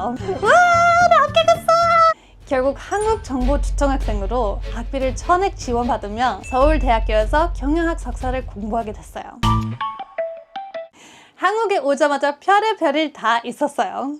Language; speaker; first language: Korean; non-native, fluent; German